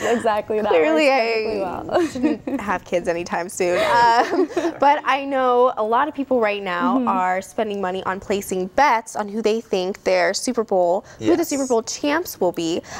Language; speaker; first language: English; native; English